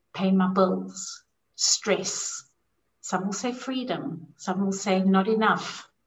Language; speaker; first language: English; native; English